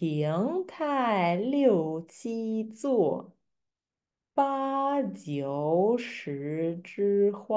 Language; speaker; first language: Chinese; non-native, fluent; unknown